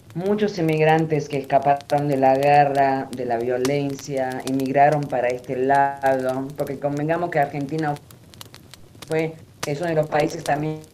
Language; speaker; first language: Spanish; non-native, fluent; Armenian